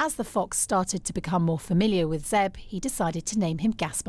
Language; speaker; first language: English; native; English